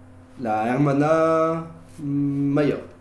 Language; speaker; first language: Spanish; non-native, learner; French